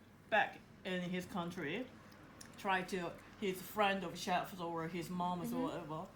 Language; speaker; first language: English; non-native, fluent; Korean